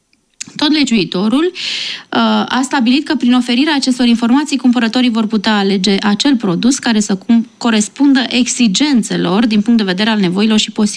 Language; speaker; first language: Romanian; native; Romanian